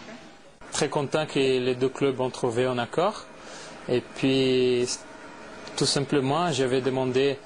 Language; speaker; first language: French; non-native, fluent; Portuguese